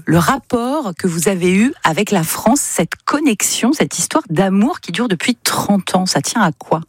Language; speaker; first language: French; native; French